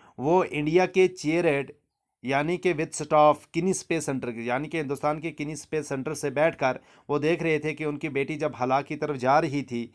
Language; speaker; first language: Hindi; native; Hindi